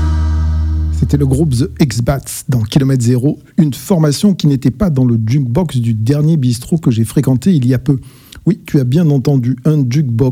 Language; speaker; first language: French; native; French